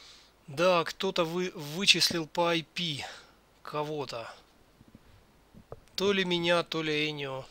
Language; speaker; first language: Russian; native; Russian